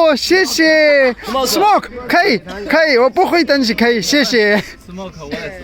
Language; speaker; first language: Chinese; non-native, learner; Urdu